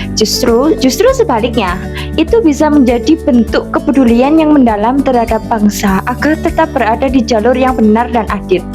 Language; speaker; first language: Indonesian; native; Indonesian